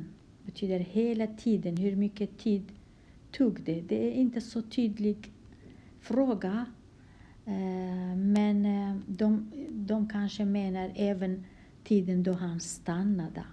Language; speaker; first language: Swedish; non-native, fluent; Kurdish